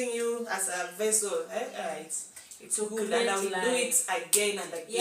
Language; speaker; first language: English; non-native, local second language; Swahili